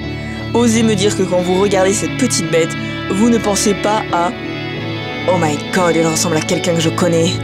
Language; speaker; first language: French; native; French